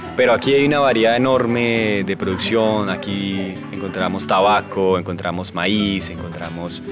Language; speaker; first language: Spanish; native; Spanish